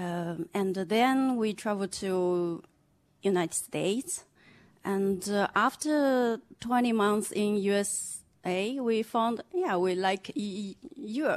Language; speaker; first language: English; non-native, fluent; Chinese